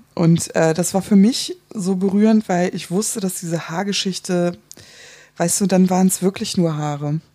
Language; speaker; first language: German; native; German